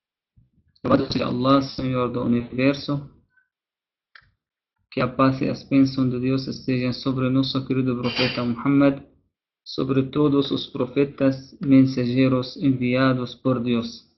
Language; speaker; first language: Portuguese; non-native, fluent; Arabic